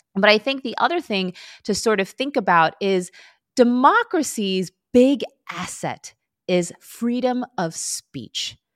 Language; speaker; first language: English; early bilingual, other home language; Korean